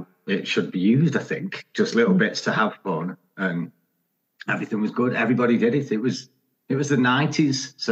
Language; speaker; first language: English; native; English